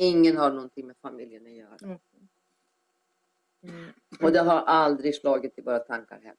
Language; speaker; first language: Swedish; non-native, fluent; Persian